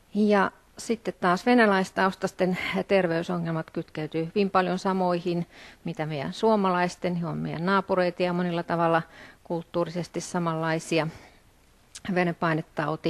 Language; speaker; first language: Finnish; native; Finnish